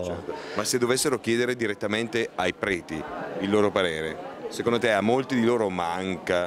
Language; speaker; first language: Italian; native; Italian